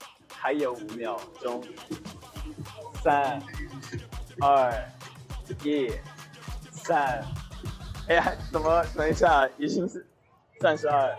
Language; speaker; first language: Chinese; non-native, fluent; English